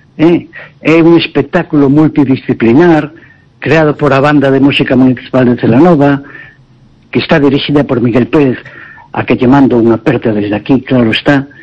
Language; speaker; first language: Galician; native; Galician